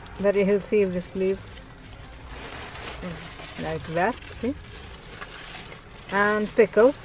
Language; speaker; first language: English; non-native, learner; Arabic